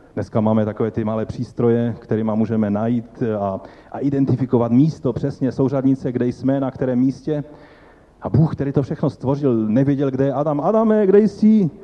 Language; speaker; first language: Czech; non-native, local second language; Polish